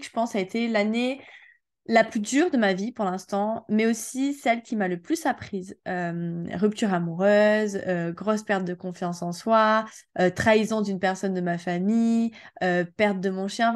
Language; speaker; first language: French; native; French